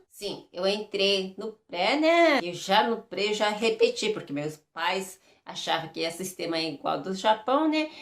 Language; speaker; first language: Portuguese; early bilingual, other home language; Japanese